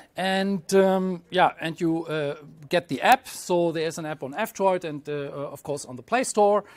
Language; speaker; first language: English; non-native, fluent; German